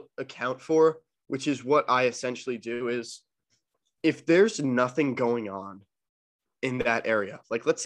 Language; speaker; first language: English; native; English